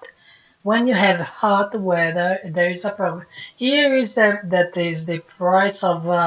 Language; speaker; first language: English; non-native, fluent; Portuguese